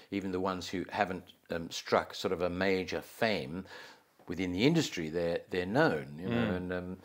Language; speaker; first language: English; native; English